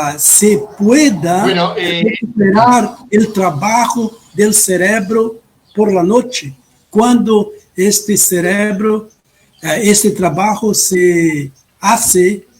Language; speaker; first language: Spanish; non-native, fluent; Portuguese